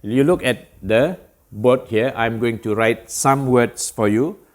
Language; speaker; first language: English; non-native, local second language; Malay